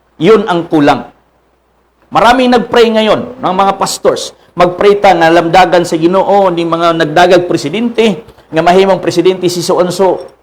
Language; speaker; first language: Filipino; non-native, local second language; Cebuano